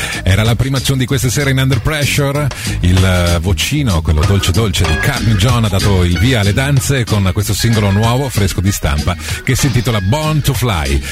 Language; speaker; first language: Italian; native; Italian